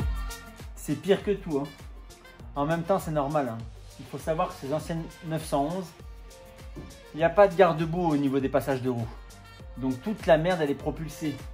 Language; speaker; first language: French; native; French